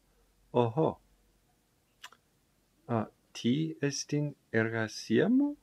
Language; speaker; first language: Greek; non-native, learner; English